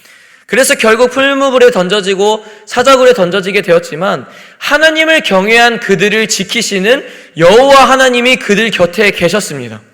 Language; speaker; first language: Korean; native; Korean